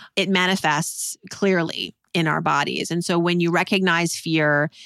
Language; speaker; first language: English; native; English